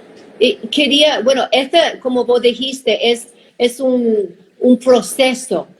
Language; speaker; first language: Spanish; non-native, fluent; English